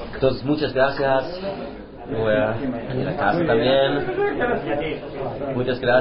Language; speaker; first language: Spanish; non-native, learner; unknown